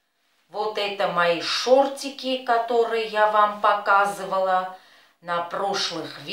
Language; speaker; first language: Russian; non-native, fluent; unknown